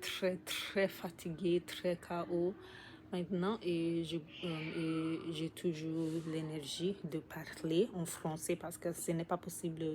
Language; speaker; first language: French; non-native, learner; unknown